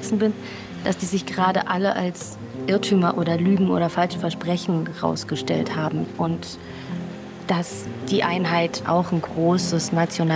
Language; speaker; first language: German; native; German